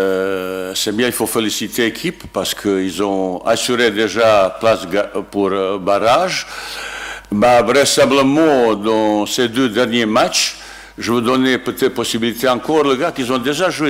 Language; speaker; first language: French; non-native, learner; Bosnian